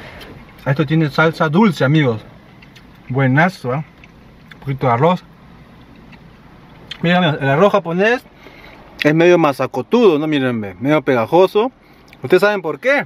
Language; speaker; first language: Spanish; native; Spanish